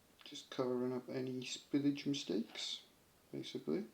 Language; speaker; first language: English; native; English